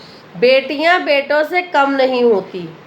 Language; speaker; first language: Hindi; native; Hindi